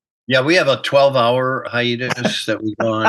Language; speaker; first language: English; native; English